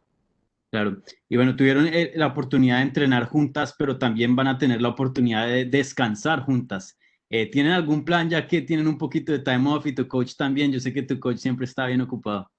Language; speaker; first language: Spanish; native; Spanish